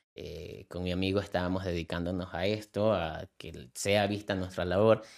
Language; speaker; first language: Spanish; native; Spanish